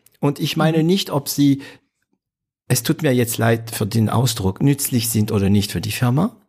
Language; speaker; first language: German; non-native, fluent; French